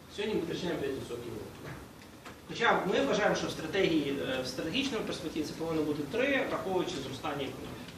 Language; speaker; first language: Ukrainian; native; Ukrainian